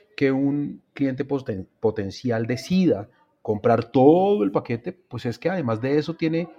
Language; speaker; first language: Spanish; native; Spanish